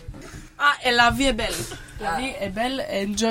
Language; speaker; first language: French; non-native, learner; Greek